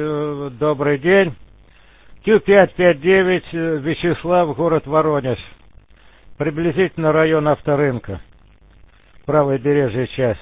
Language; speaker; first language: Russian; native; Russian